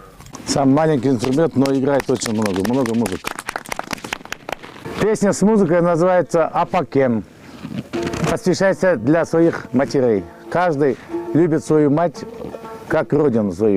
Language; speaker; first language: Russian; non-native, local second language; Kyrgyz